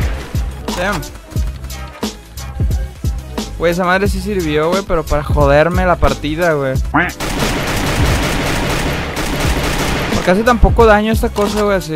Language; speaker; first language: Spanish; native; Spanish